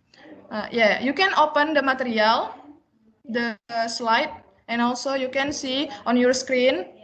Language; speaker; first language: English; non-native, learner; Indonesian